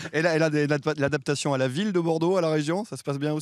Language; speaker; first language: French; native; French